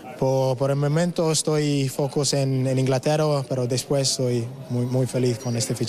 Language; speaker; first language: Spanish; non-native, learner; English